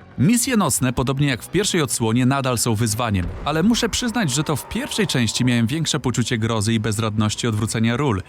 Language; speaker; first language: Polish; native; Polish